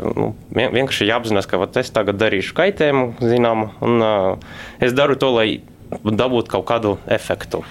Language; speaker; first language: Latvian; non-native, local second language; Russian